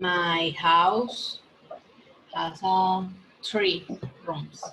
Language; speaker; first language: English; non-native, learner; Spanish